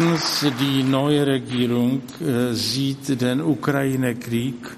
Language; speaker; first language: German; non-native, fluent; Czech